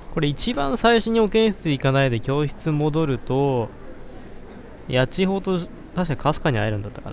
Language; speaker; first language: Japanese; native; Japanese